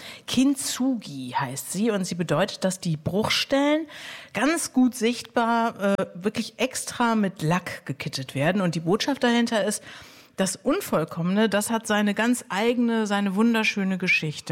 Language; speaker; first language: German; native; German